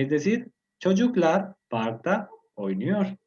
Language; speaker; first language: Turkish; non-native, learner; Spanish